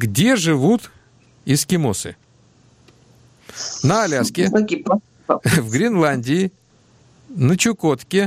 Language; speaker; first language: Russian; native; Russian